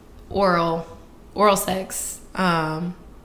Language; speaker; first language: English; native; English